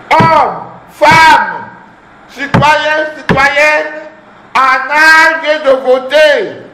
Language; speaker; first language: French; non-native, local second language; Ewe